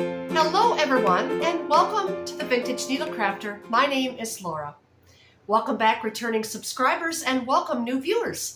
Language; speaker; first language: English; native; English